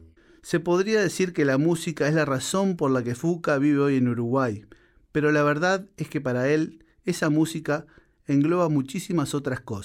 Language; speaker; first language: Spanish; native; Spanish